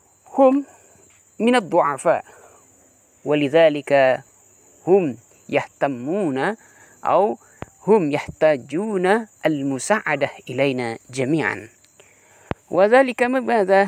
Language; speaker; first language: Arabic; non-native, fluent; Indonesian